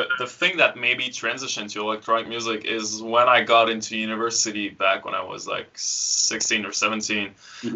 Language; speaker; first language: English; native; English